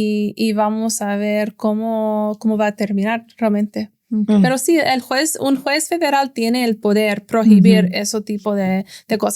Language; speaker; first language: Spanish; non-native, fluent; English